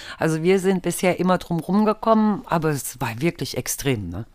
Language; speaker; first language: German; native; German